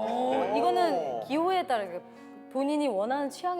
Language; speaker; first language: Korean; native; Korean